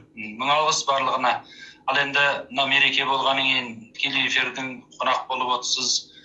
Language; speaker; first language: Kazakh; native; Kazakh